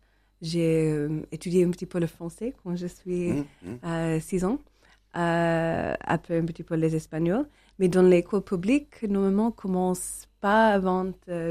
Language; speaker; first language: French; non-native, learner; English